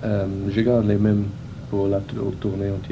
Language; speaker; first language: French; non-native, fluent; English